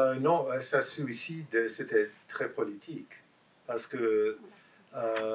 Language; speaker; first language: French; non-native, learner; English